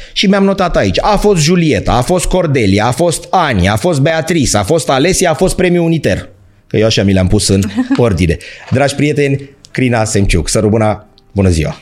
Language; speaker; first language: Romanian; native; Romanian